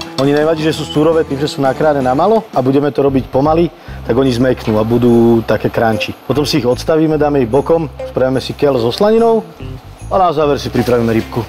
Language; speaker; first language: Slovak; native; Slovak